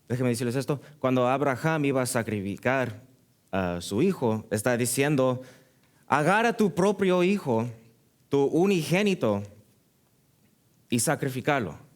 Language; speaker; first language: Spanish; early bilingual, heritage; Spanish